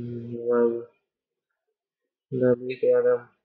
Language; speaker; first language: Spanish; non-native, learner; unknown